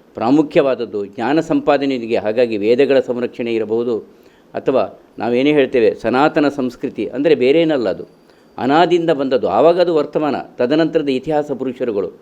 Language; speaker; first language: Kannada; non-native, local second language; Tulu